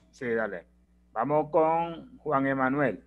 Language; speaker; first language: Spanish; native; Spanish